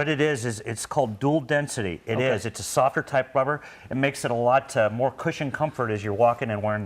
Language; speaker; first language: English; native; English